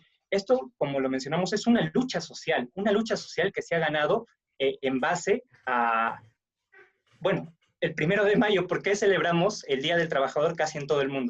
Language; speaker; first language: Spanish; native; Spanish